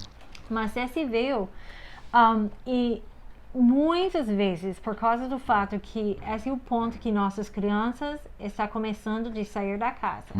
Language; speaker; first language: Portuguese; non-native, fluent; English